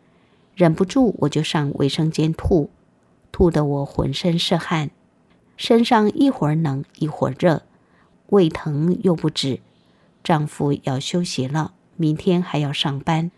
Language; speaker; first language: Chinese; native; Chinese